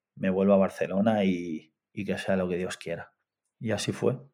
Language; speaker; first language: Spanish; native; Spanish